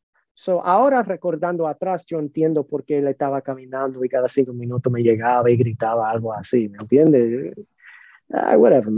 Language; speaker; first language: Spanish; early bilingual, heritage; Spanish